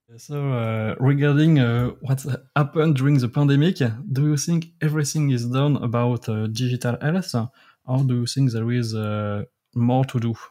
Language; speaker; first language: English; non-native, learner; French